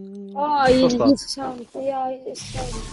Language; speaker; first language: Icelandic; early bilingual, heritage; Icelandic